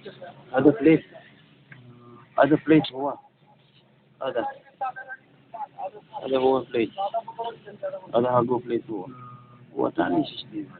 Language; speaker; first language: Arabic; non-native, learner; Filipino